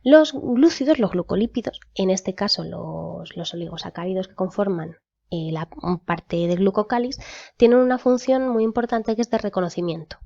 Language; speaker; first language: Spanish; native; Spanish